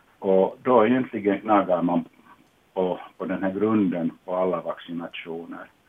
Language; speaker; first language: Swedish; non-native, local second language; Finnish